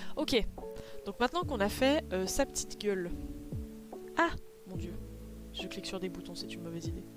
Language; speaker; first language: French; native; French